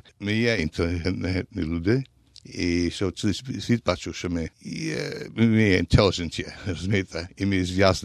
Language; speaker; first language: Ukrainian; early bilingual, heritage; Ukrainian